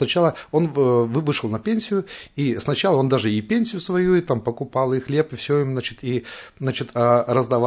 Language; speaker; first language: Russian; native; Russian